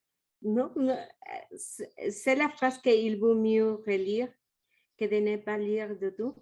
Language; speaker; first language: French; non-native, learner; Spanish